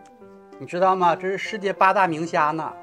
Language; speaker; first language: Chinese; native; Chinese